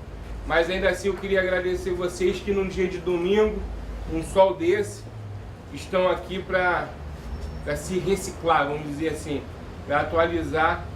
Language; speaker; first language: Portuguese; native; Portuguese